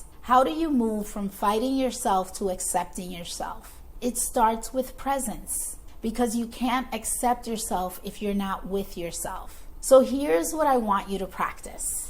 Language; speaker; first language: English; native; English